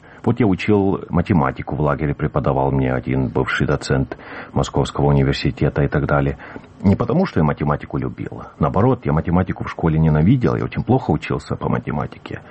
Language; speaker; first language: Russian; native; Russian